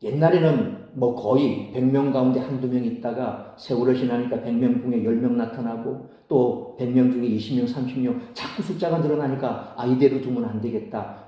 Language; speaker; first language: Korean; native; Korean